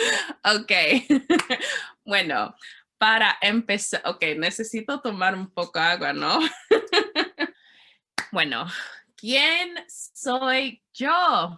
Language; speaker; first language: Spanish; non-native, learner; English